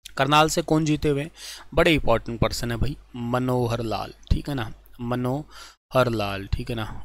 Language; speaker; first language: Hindi; native; Hindi